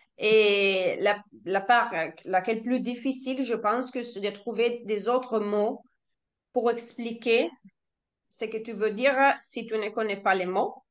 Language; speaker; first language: French; non-native, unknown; Italian